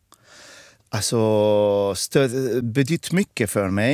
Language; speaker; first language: Swedish; non-native, fluent; Arabic